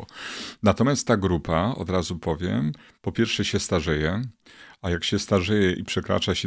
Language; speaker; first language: Polish; native; Polish